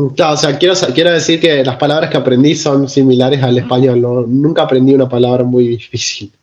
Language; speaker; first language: Spanish; native; Spanish